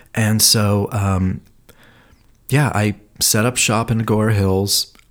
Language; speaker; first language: English; native; English